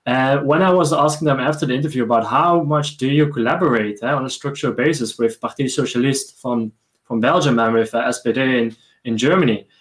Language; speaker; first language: English; non-native, fluent; Dutch